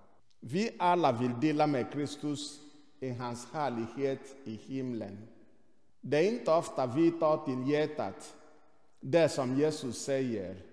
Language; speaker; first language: Swedish; non-native, fluent; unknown